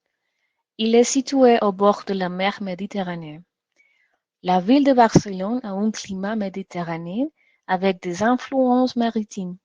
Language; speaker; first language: French; non-native, learner; Spanish